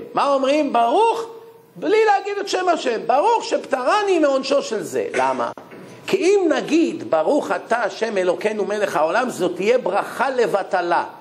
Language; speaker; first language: Hebrew; native; Hebrew